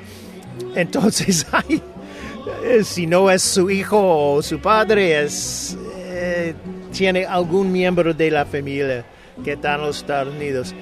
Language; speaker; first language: Spanish; non-native, fluent; English